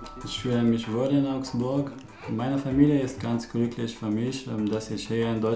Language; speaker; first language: German; non-native, learner; Arabic